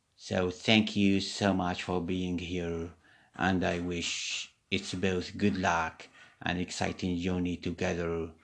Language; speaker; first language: English; non-native, fluent; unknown